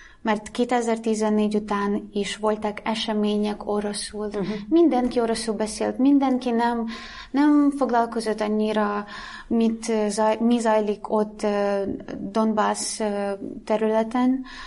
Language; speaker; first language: Hungarian; non-native, fluent; Russian